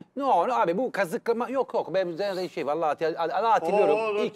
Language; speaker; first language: Turkish; non-native, fluent; Italian